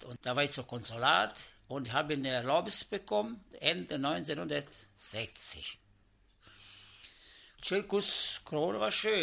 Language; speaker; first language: German; non-native, learner; Italian